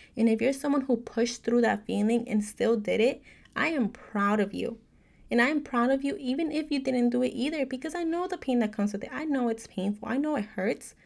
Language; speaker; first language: English; native; English